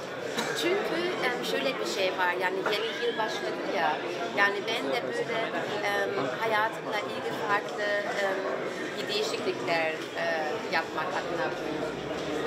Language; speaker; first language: Turkish; early bilingual, heritage; German